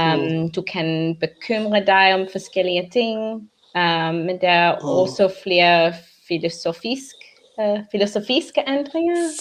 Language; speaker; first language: Danish; non-native, learner; English